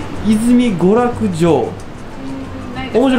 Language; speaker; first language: Japanese; native; Japanese